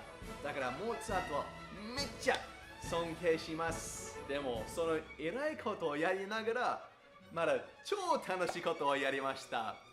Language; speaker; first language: Japanese; non-native, fluent; English